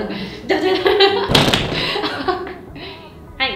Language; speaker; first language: Japanese; non-native, learner; English